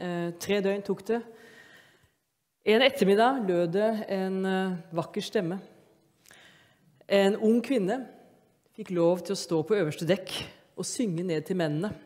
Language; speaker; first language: Norwegian; native; Norwegian